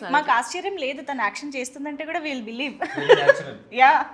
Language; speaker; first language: Telugu; native; Telugu